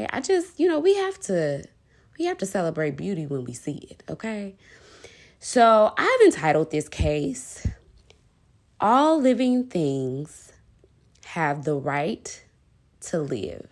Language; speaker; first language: English; native; English